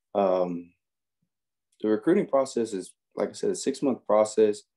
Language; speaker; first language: English; native; English